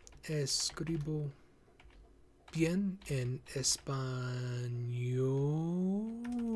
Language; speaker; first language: Spanish; non-native, learner; English